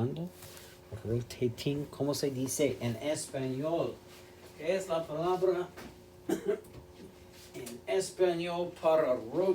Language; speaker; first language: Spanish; non-native, learner; English